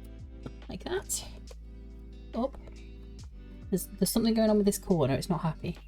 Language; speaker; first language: English; native; English